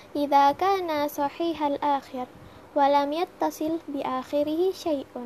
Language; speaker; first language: Arabic; non-native, learner; Indonesian